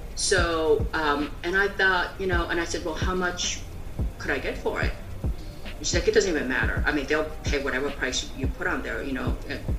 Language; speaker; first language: English; early bilingual, other home language; Korean